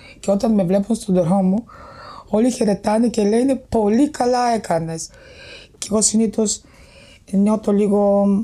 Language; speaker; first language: Greek; non-native, fluent; Bulgarian